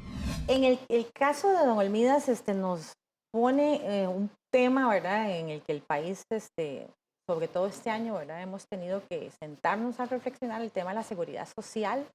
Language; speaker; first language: Spanish; native; Spanish